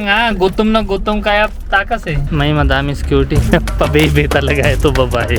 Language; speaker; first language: Filipino; non-native, learner; Punjabi